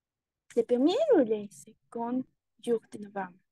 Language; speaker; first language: French; non-native, learner; Spanish